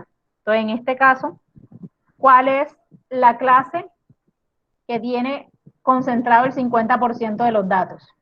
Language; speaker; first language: Spanish; native; Spanish